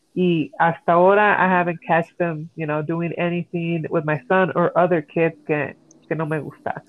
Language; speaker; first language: English; early bilingual, other home language; Spanish